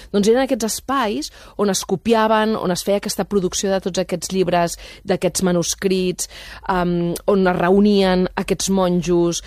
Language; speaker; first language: Catalan; native; Catalan